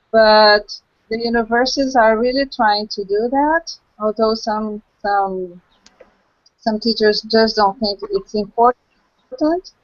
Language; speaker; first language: English; non-native, local second language; Portuguese